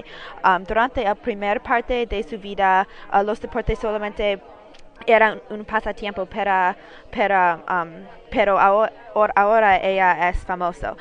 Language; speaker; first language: Spanish; non-native, learner; English